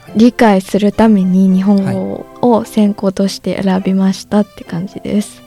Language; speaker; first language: Japanese; non-native, fluent; Chinese